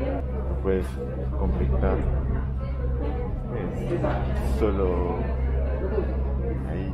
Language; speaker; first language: Spanish; non-native, learner; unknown